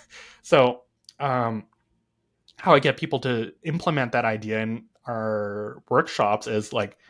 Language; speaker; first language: English; native; English